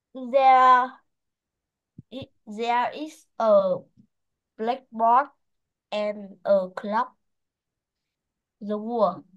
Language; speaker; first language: English; non-native, learner; Vietnamese